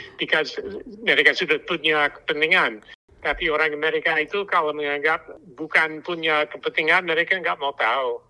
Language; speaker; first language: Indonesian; non-native, fluent; English